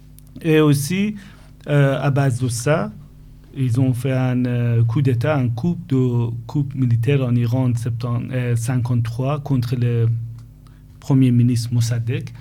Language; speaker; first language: French; non-native, fluent; Persian